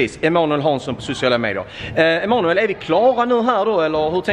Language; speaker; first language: Swedish; native; Swedish